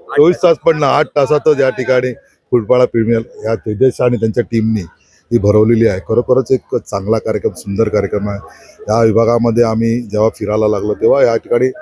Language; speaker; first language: Marathi; native; Marathi